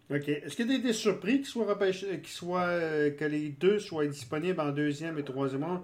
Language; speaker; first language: French; native; French